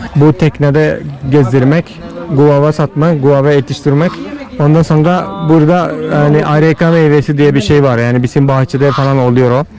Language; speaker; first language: Turkish; non-native, fluent; Malayalam